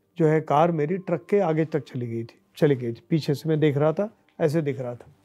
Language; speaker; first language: Hindi; native; Hindi